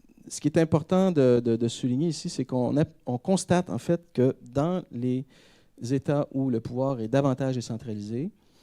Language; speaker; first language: French; native; French